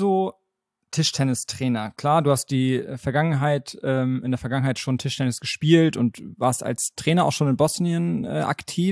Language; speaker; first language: German; native; German